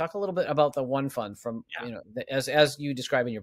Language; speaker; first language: English; native; English